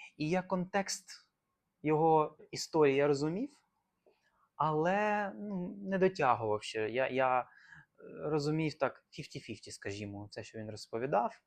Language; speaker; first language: Ukrainian; native; Ukrainian